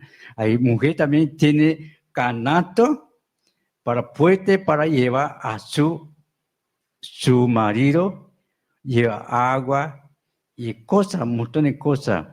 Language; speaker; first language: Spanish; non-native, local second language; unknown